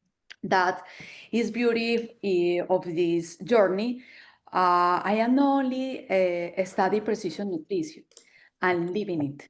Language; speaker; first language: English; non-native, learner; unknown